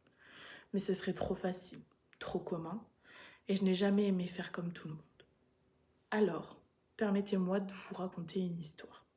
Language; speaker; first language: French; native; French